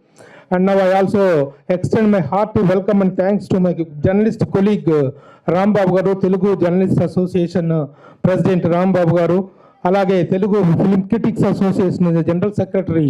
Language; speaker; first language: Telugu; native; Telugu